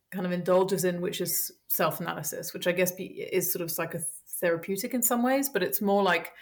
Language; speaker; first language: English; early bilingual, heritage; French